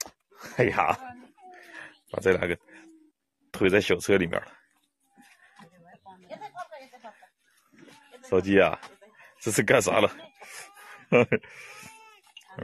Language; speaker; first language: Chinese; native; Chinese